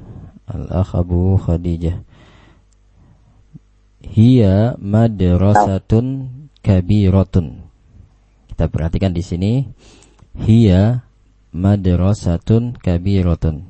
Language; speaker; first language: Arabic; non-native, fluent; Indonesian